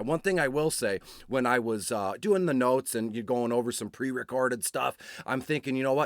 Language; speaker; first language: English; native; English